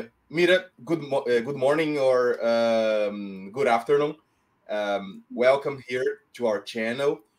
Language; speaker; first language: English; non-native, fluent; Portuguese